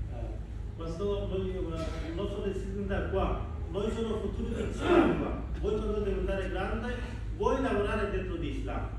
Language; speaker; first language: Italian; non-native, learner; Bangla